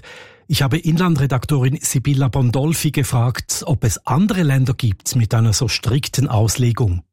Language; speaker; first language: German; native; German